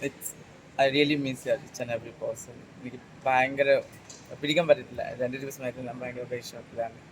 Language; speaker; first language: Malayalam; non-native, learner; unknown